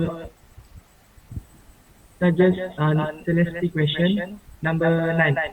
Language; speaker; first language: English; non-native, local second language; Malay